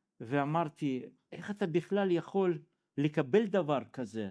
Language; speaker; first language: Hebrew; non-native, fluent; Russian